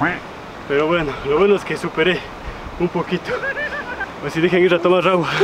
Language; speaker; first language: Spanish; native; Spanish